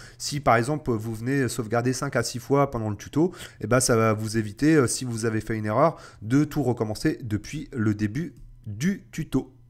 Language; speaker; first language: French; native; French